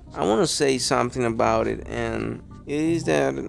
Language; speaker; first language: English; non-native, fluent; Spanish